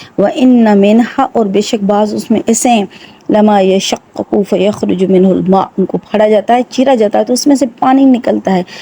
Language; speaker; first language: Urdu; non-native, local second language; Sindhi